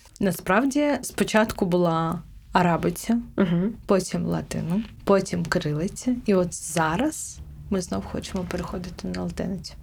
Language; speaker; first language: Ukrainian; non-native, local second language; Crimean Tatar